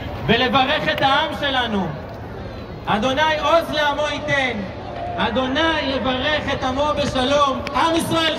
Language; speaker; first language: Hebrew; native; Hebrew